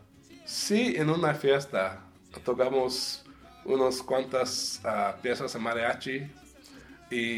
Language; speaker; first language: Spanish; early bilingual, heritage; Spanish